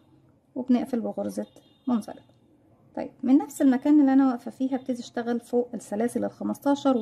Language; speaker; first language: Arabic; native; Arabic